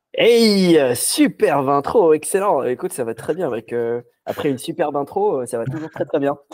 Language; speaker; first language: French; non-native, local second language; Arabic